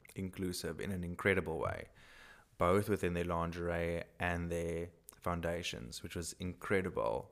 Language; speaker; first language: English; non-native, local second language; Afrikaans